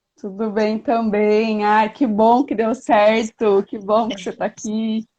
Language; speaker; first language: Portuguese; native; Portuguese